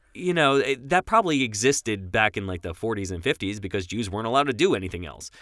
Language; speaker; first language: English; native; English